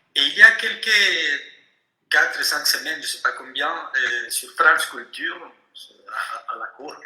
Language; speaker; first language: French; non-native, fluent; Spanish